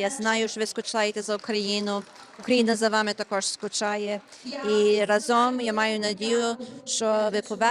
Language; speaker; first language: Ukrainian; early bilingual, heritage; Ukrainian